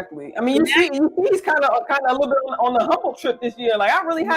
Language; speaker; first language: English; native; English